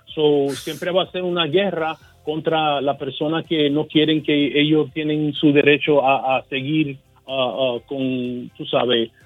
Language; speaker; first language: Spanish; early bilingual, heritage; Spanish